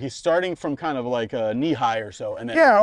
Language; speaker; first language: English; native; English